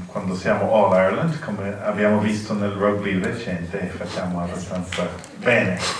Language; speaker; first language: Italian; non-native, fluent; English